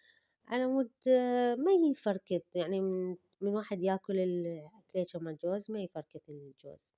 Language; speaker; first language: Arabic; native; Arabic